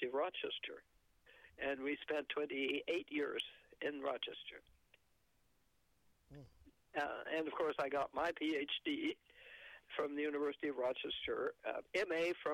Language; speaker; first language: English; native; English